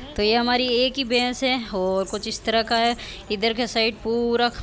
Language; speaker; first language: Hindi; native; Hindi